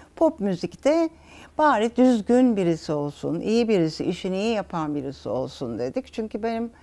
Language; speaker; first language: Turkish; native; Turkish